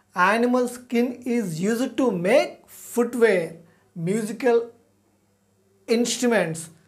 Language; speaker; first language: English; non-native, local second language; Telugu